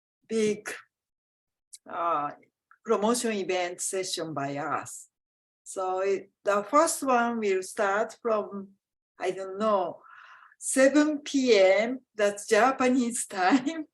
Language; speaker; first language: English; non-native, fluent; Japanese